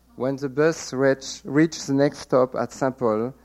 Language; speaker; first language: English; non-native, fluent; French